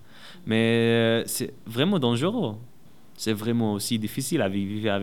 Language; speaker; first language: French; non-native, learner; Arabic